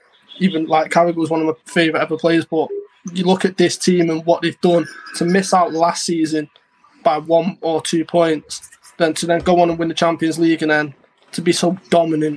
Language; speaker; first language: English; native; English